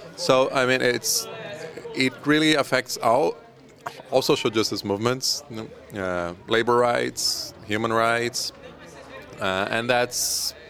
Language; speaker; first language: English; non-native, fluent; Portuguese